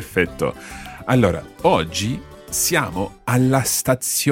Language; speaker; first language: Italian; non-native, fluent; English